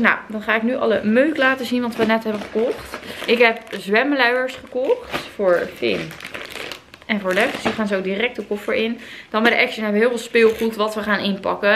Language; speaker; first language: Dutch; native; Dutch